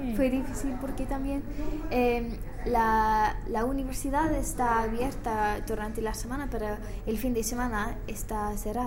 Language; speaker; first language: Spanish; non-native, learner; English